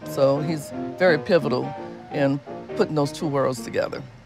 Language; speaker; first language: English; native; English